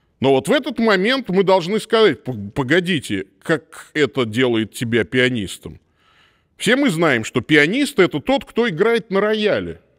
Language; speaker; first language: Russian; native; Russian